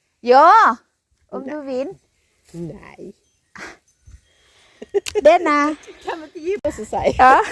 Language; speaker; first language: Swedish; non-native, learner; Thai